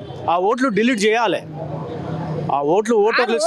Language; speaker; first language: Telugu; native; Telugu